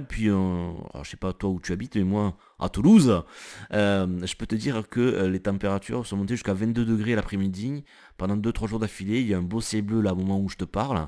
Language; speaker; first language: French; native; French